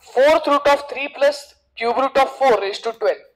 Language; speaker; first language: English; non-native, local second language; Marathi